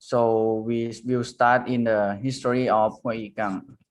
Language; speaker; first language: English; non-native, learner; Thai